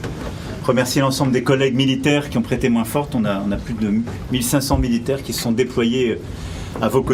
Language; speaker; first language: French; native; French